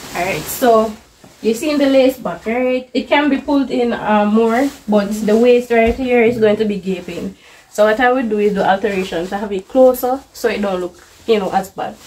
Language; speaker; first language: English; native; English